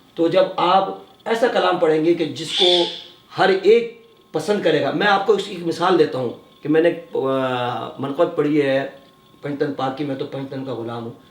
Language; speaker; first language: Urdu; native; Urdu